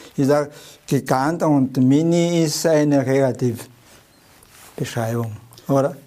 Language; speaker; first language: German; non-native, fluent; Chinese